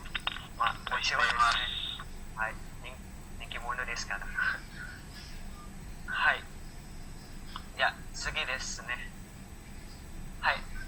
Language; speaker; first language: Japanese; non-native, learner; Indonesian